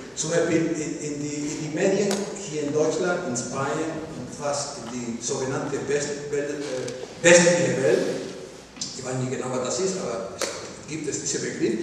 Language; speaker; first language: German; non-native, learner; Spanish